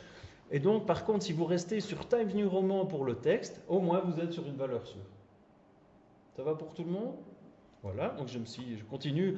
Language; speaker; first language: French; native; French